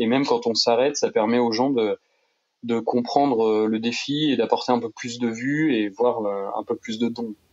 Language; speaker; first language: French; native; French